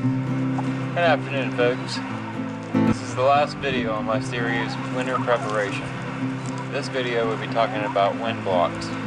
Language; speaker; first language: English; native; English